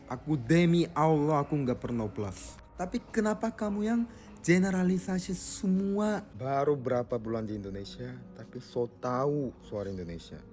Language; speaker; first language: Indonesian; non-native, fluent; Korean